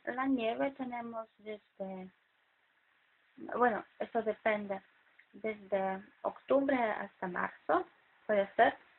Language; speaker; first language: Spanish; non-native, fluent; Polish